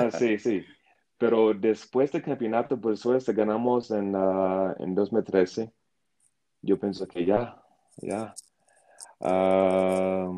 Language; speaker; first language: Spanish; non-native, learner; English